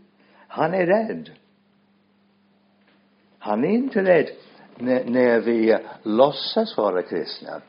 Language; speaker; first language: Swedish; non-native, fluent; English